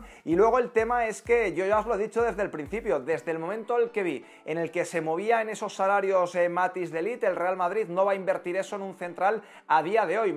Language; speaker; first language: Spanish; native; Spanish